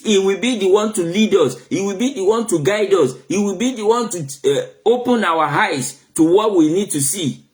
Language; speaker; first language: English; non-native, local second language; Yoruba